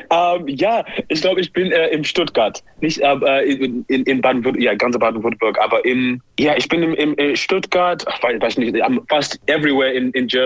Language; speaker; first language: German; non-native, fluent; English